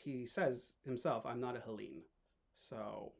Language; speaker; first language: English; native; English